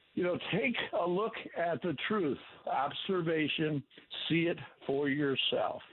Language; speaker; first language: English; native; English